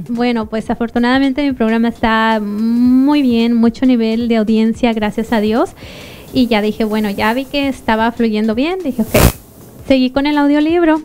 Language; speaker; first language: Spanish; native; Spanish